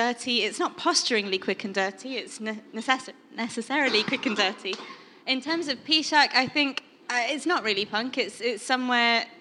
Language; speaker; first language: English; native; English